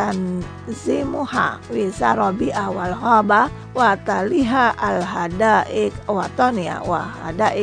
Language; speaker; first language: Arabic; non-native, fluent; Indonesian